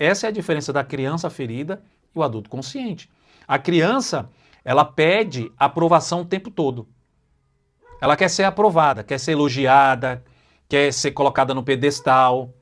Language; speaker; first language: Portuguese; native; Portuguese